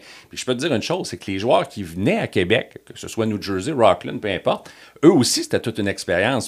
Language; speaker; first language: French; native; French